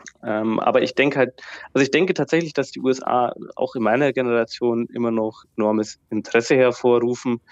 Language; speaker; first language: German; native; German